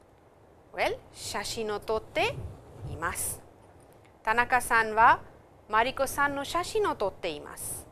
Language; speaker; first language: Japanese; non-native, fluent; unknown